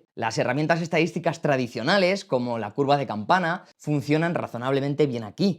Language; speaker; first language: Spanish; native; Spanish